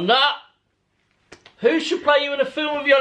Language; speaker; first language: English; native; English